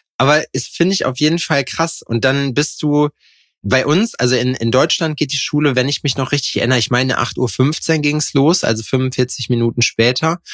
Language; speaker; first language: German; native; German